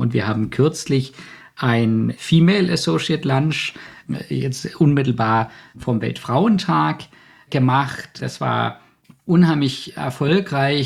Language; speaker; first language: German; native; German